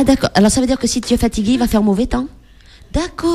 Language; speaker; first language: French; native; French